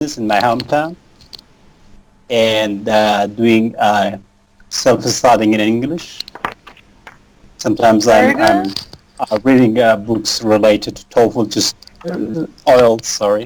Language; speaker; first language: English; non-native, learner; Persian